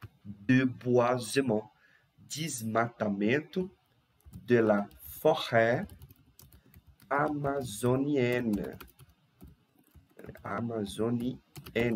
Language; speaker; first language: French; non-native, fluent; Portuguese